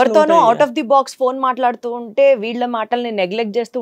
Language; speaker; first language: Telugu; native; Telugu